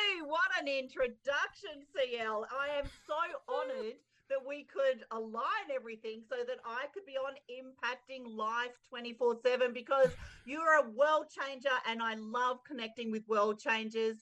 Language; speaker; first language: English; native; English